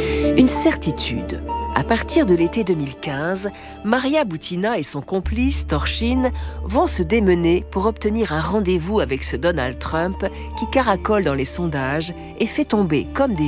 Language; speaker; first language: French; native; French